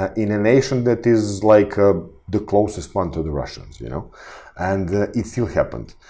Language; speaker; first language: English; non-native, fluent; Serbian